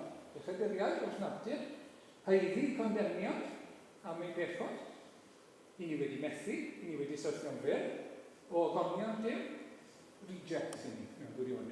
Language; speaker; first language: Welsh; native; Welsh